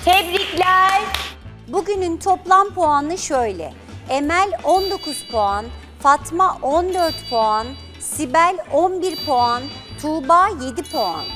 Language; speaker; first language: Turkish; native; Turkish